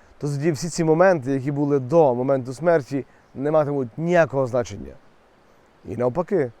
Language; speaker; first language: Ukrainian; native; Ukrainian